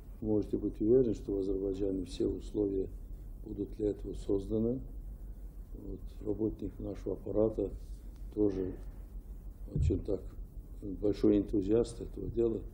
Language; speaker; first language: Russian; non-native, local second language; Azerbaijani